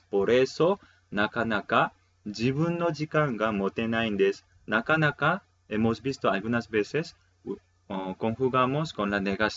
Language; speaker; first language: Spanish; non-native, fluent; Korean